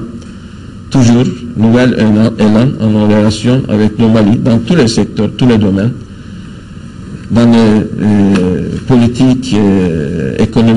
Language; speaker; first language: French; non-native, fluent; Turkish